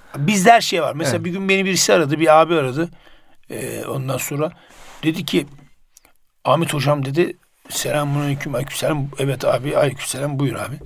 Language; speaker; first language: Turkish; native; Turkish